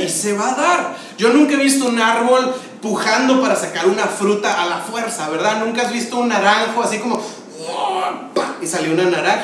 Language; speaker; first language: Spanish; native; Spanish